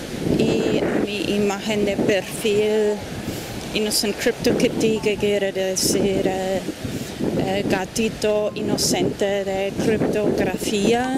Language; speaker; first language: Spanish; non-native, fluent; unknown